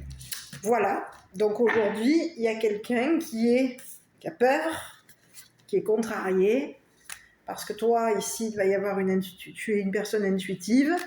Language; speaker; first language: French; native; French